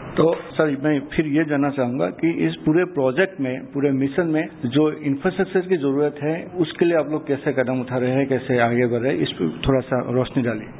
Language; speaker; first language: Hindi; non-native, local second language; Assamese